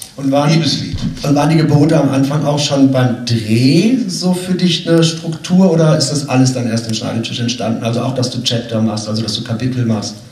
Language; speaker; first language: German; native; German